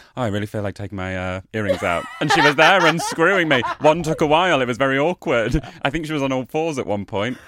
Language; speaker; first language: English; native; English